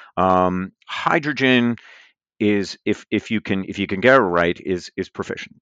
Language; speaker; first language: English; native; English